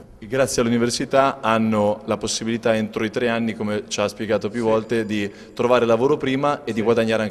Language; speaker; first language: Italian; native; Italian